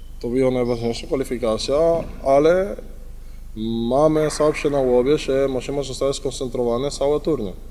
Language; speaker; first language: Polish; non-native, learner; Spanish